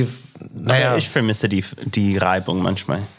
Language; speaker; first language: German; non-native, fluent; English